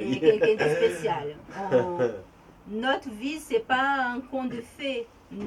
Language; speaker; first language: French; non-native, fluent; Portuguese